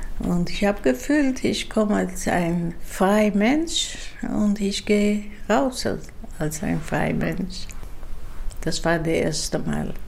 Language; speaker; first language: German; non-native, fluent; Dutch